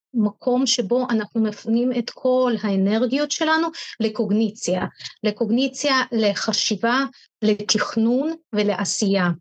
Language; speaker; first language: Hebrew; native; Hebrew